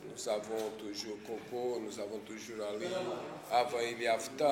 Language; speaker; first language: French; non-native, fluent; Portuguese